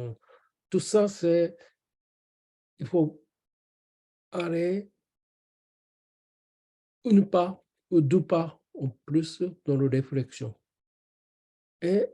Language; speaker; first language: French; non-native, learner; Japanese